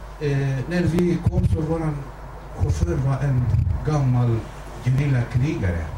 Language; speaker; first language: Swedish; non-native, fluent; Kurdish